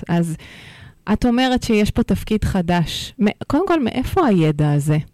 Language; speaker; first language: Hebrew; native; Hebrew